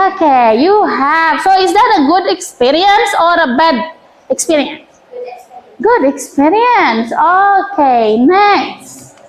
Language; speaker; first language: English; non-native, fluent; Indonesian